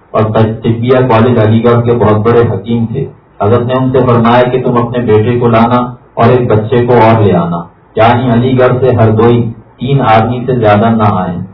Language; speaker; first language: Urdu; native; Urdu